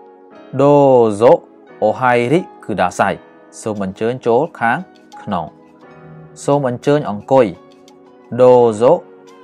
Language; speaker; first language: Japanese; non-native, fluent; Khmer